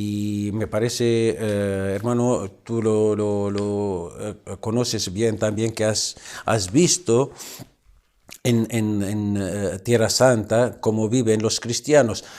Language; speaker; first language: Spanish; non-native, fluent; Arabic